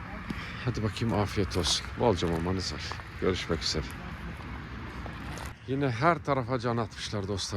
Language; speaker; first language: Turkish; native; Turkish